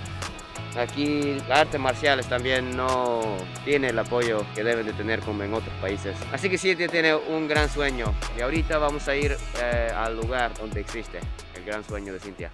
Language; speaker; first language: Spanish; non-native, fluent; Japanese